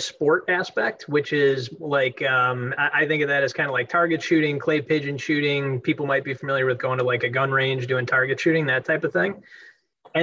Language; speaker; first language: English; native; English